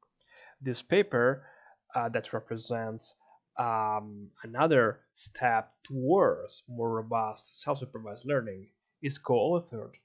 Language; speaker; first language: English; non-native, fluent; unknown